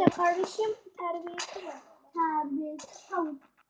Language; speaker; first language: Turkish; early bilingual, heritage; Turkish